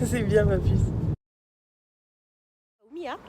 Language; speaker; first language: French; native; French